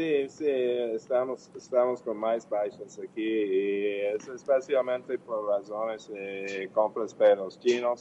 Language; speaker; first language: Portuguese; non-native, learner; English